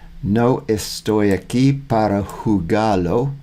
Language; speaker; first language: Spanish; non-native, learner; English